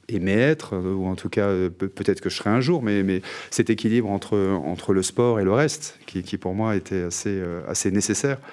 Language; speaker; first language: French; native; French